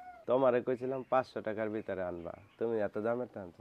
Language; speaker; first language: Bangla; native; Bangla